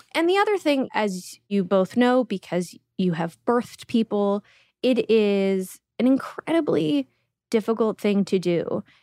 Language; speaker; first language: English; early bilingual, other home language; Russian